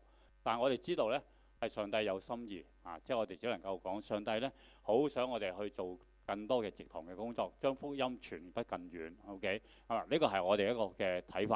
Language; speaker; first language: Chinese; non-native, local second language; Cantonese